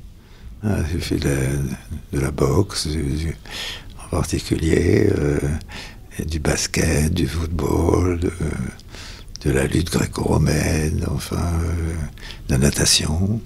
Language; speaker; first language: French; native; French